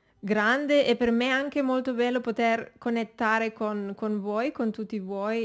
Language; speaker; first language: Italian; non-native, learner; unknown